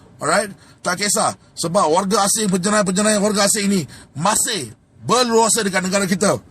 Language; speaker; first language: Malay; non-native, local second language; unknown